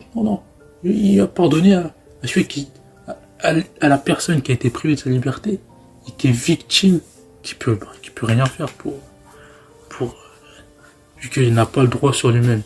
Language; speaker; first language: French; native; French